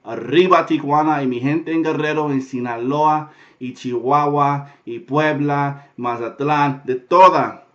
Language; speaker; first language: Spanish; non-native, learner; English